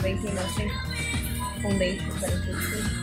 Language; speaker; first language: Portuguese; native; Portuguese